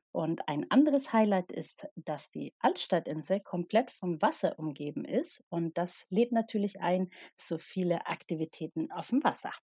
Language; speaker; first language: German; non-native, fluent; Swedish